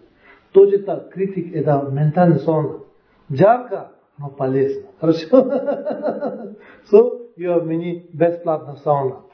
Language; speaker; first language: Russian; non-native, learner; Tibetan